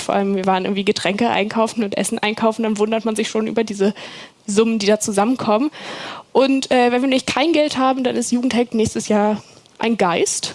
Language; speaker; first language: German; native; German